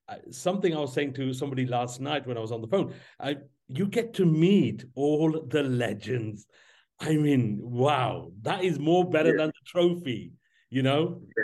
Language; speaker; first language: English; native; English